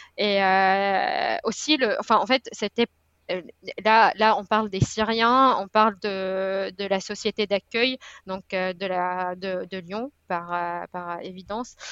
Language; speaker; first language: French; non-native, fluent; Arabic